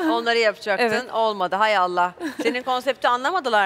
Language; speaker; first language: Turkish; native; Turkish